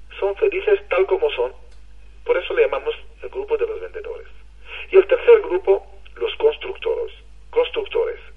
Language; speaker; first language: Spanish; non-native, fluent; Hebrew